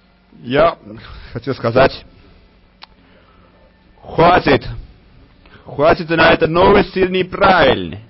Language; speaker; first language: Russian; non-native, learner; Italian